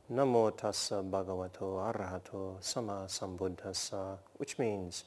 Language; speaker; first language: English; native; English